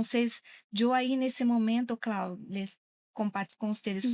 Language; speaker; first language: Portuguese; non-native, learner; Spanish